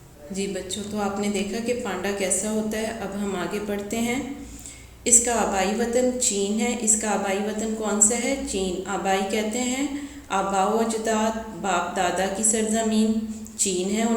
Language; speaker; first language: Urdu; native; Urdu